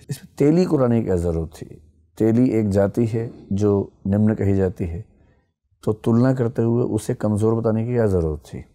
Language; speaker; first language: Hindi; native; Hindi